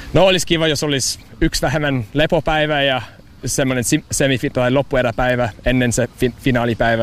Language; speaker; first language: Finnish; early bilingual, heritage; English